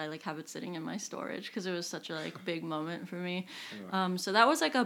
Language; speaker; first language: English; native; English